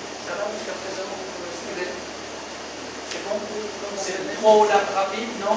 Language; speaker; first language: French; native; French